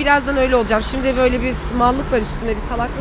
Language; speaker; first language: Turkish; native; Turkish